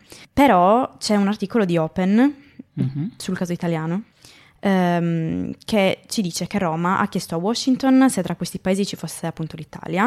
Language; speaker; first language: Italian; native; Italian